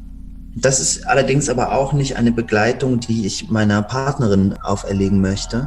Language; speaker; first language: German; native; German